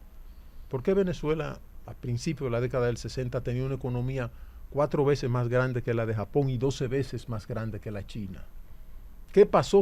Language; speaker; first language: Spanish; native; Spanish